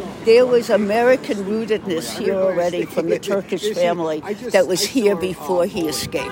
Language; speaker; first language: English; native; English